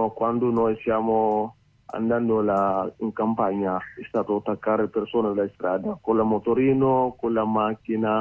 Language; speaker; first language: Italian; non-native, learner; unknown